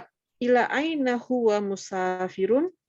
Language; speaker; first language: Arabic; non-native, learner; Indonesian